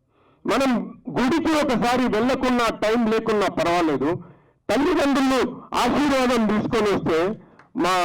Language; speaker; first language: Telugu; native; Telugu